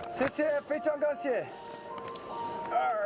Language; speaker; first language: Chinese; non-native, learner; English